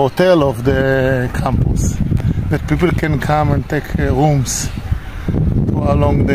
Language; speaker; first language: English; non-native, learner; Hebrew